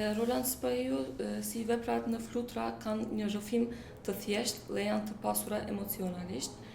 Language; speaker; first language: Albanian; non-native, local second language; Turkish